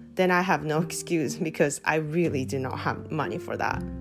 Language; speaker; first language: English; non-native, fluent; Japanese